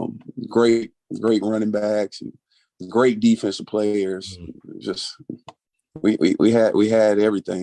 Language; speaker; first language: English; native; English